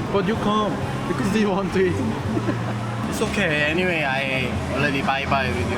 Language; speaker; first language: English; non-native, learner; Korean